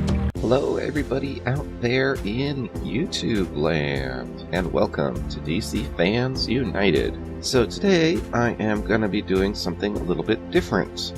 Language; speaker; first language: English; native; English